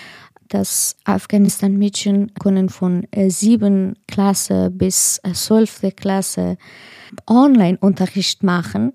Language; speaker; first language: German; non-native, learner; Persian